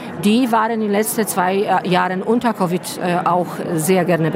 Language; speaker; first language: German; non-native, fluent; Polish